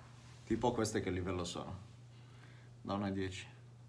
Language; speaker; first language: Italian; native; Italian